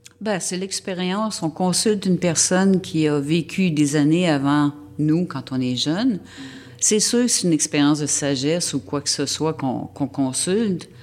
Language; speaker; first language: French; native; French